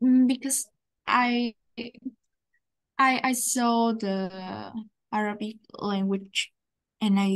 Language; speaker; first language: English; non-native, learner; Vietnamese